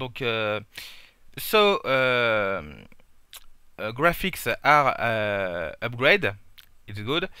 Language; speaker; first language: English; non-native, learner; French